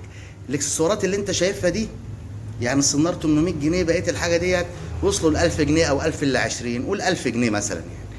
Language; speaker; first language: Arabic; native; Arabic